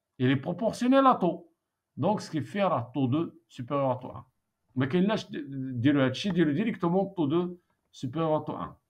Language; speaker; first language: French; non-native, local second language; Arabic